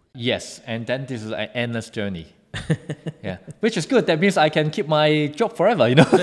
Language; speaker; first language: English; non-native, local second language; Cantonese